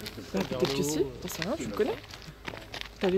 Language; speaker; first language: French; native; French